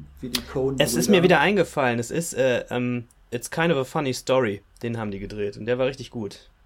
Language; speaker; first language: German; native; German